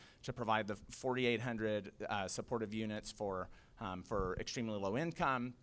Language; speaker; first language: English; native; English